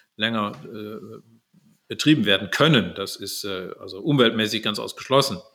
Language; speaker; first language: German; native; German